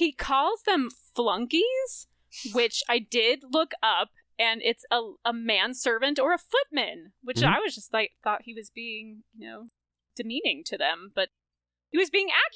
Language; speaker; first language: English; native; English